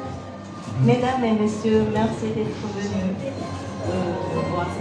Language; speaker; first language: French; non-native, learner; Japanese